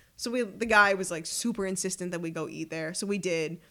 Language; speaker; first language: English; native; English